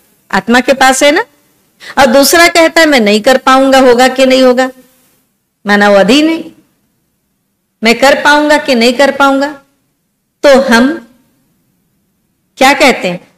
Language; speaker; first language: Hindi; native; Hindi